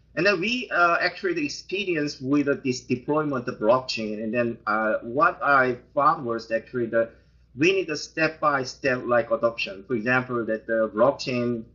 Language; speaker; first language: English; non-native, fluent; Korean